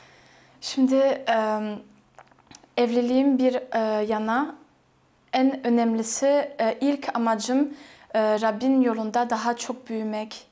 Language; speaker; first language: Turkish; non-native, fluent; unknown